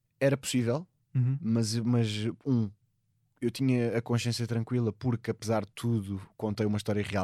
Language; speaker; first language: Portuguese; native; Portuguese